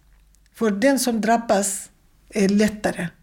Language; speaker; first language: Swedish; non-native, fluent; Kurdish